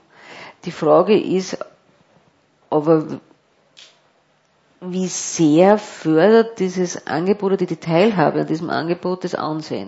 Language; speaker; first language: German; native; German